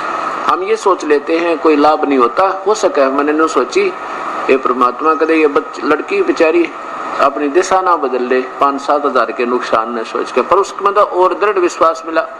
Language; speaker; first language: Hindi; non-native, local second language; Haryanvi